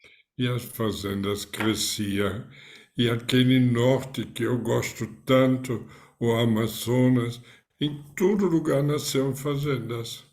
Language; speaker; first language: Portuguese; non-native, fluent; German